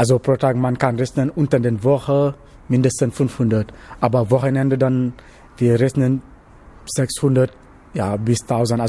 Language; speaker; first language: German; non-native, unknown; Wolof